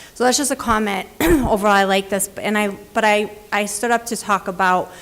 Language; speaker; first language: English; native; English